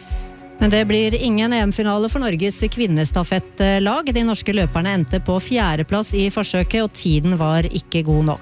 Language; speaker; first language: Norwegian; native; Norwegian